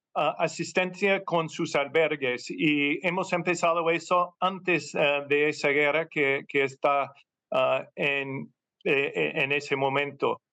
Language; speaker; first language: Spanish; non-native, fluent; English